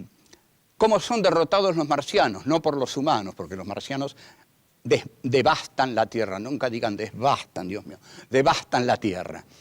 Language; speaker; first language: Spanish; native; Spanish